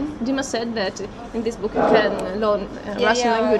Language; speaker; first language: English; non-native, learner; Russian